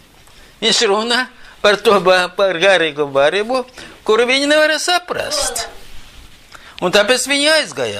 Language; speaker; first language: Latvian; non-native, local second language; Russian